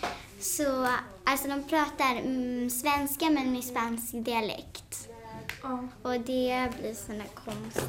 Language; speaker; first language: Swedish; early bilingual, heritage; Swedish